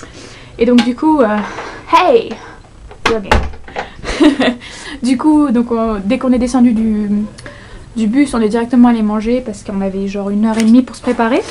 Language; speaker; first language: French; native; French